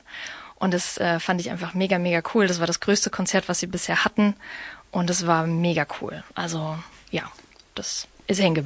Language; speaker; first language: German; native; German